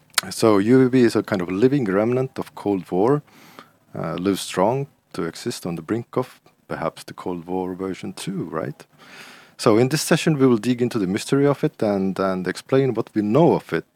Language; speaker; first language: English; non-native, fluent; Estonian